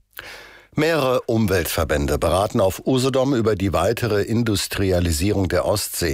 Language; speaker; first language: German; native; German